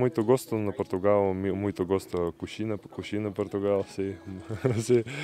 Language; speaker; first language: Portuguese; non-native, learner; Russian